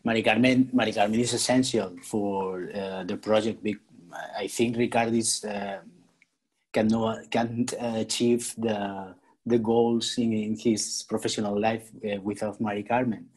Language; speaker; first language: English; non-native, learner; Spanish